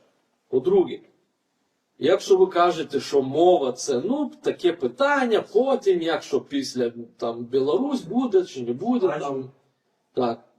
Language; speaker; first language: Ukrainian; non-native, fluent; Lithuanian